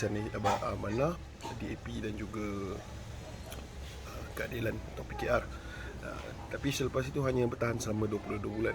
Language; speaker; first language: Malay; native; Malay